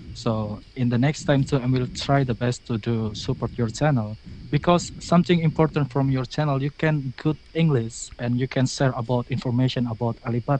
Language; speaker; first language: English; non-native, learner; Indonesian